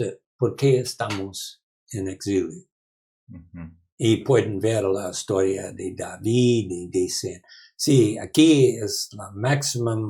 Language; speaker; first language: Spanish; non-native, learner; English